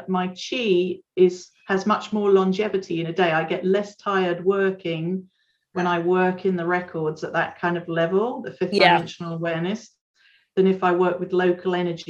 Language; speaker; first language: English; native; English